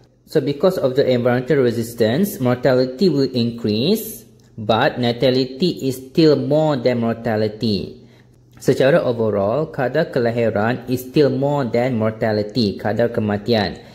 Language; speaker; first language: English; non-native, local second language; Malay